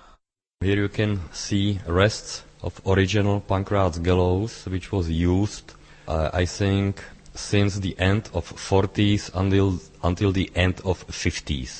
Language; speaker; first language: English; non-native, fluent; Czech